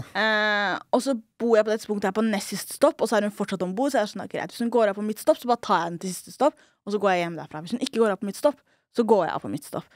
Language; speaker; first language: Norwegian; early bilingual, other home language; Somali